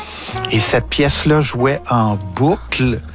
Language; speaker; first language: French; native; French